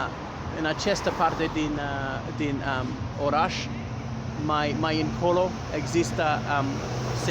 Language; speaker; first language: Romanian; non-native, learner; English